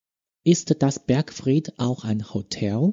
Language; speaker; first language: German; non-native, fluent; Chinese